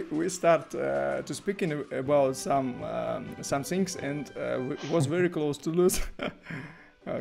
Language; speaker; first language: English; non-native, learner; Russian